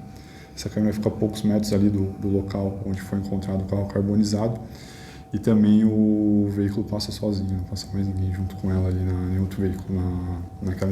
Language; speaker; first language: Portuguese; native; Portuguese